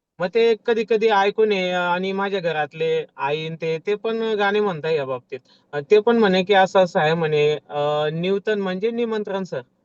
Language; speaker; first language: Marathi; native; Marathi